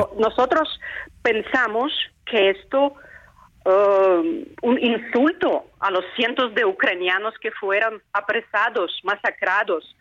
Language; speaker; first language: Spanish; non-native, fluent; Ukrainian